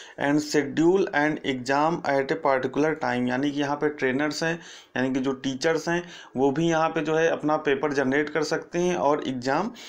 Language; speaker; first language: Hindi; native; Hindi